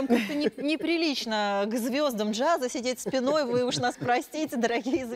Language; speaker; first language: Russian; native; Russian